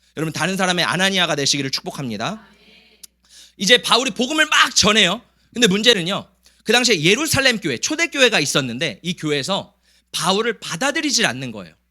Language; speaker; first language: Korean; early bilingual, heritage; Korean